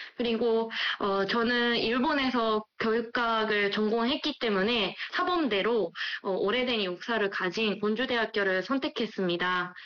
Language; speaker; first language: Korean; non-native, fluent; Japanese